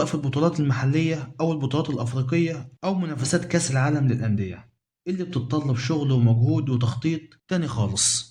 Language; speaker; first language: Arabic; native; Arabic